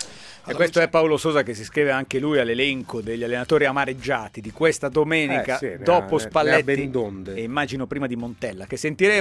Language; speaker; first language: Italian; native; Italian